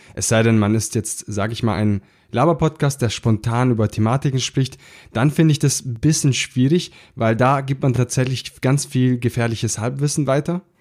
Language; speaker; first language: German; early bilingual, other home language; Italian